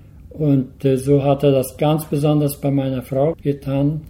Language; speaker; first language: German; early bilingual, heritage; Low German